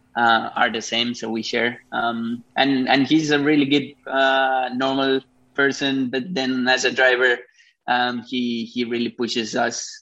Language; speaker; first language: English; non-native, fluent; Spanish